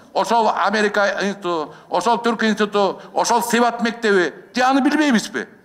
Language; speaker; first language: Kyrgyz; native; Kyrgyz